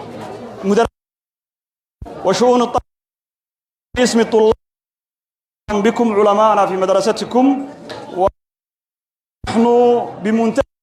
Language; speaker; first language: Arabic; non-native, fluent; Oromo